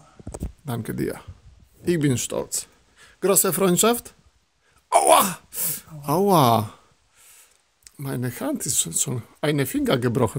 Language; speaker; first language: German; non-native, learner; Polish